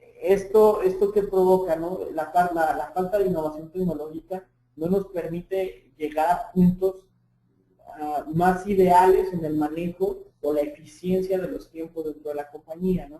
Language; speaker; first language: Spanish; native; Spanish